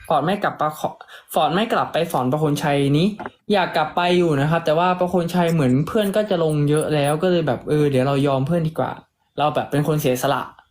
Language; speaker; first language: Thai; native; Thai